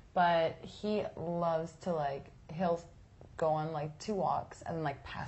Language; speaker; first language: English; native; English